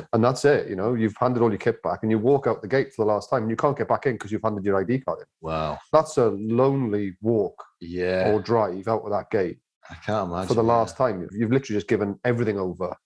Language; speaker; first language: English; native; English